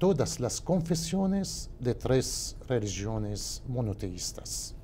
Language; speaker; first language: Portuguese; non-native, learner; Spanish